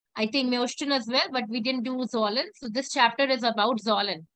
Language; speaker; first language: English; non-native, local second language; Hindi